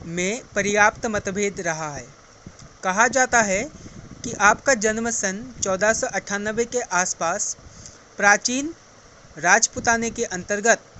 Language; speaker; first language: Hindi; non-native, local second language; Assamese